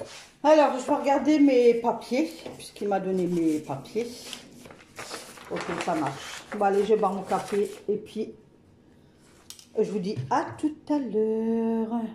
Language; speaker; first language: French; native; French